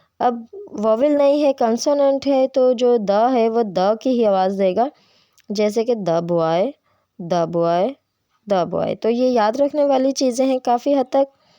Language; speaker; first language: Urdu; native; Urdu